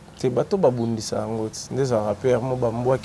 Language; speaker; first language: French; non-native, local second language; Lingala